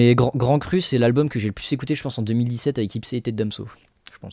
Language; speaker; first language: French; native; French